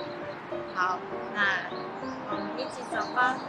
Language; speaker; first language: Chinese; early bilingual, heritage; Japanese